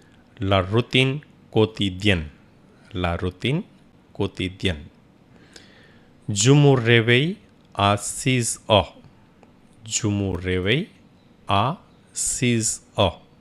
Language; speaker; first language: French; non-native, fluent; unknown